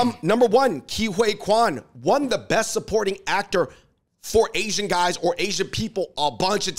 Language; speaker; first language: English; native; English